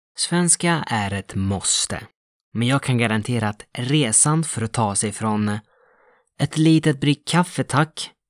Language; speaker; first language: Swedish; non-native, fluent; Italian